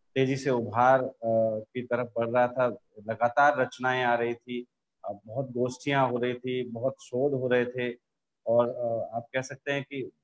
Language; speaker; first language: Hindi; native; Hindi